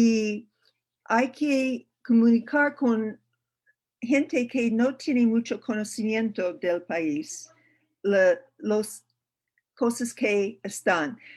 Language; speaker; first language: Spanish; non-native, learner; English